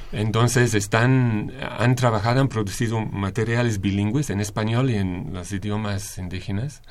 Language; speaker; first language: Spanish; non-native, fluent; English